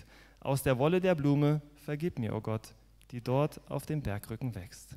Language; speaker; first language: German; native; German